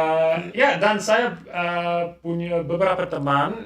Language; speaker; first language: Indonesian; non-native, learner; English